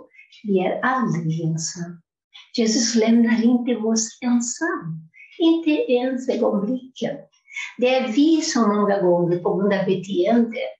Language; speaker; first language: Swedish; non-native, fluent; Portuguese